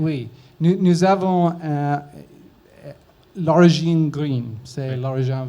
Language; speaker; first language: French; non-native, learner; English